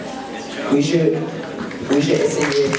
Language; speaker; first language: French; non-native, learner; English